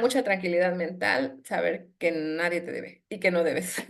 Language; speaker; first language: Spanish; native; Spanish